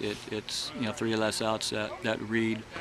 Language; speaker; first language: English; native; English